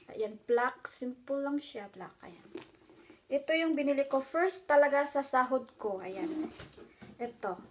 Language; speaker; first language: Filipino; non-native, local second language; Cebuano